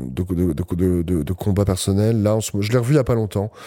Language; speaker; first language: French; native; French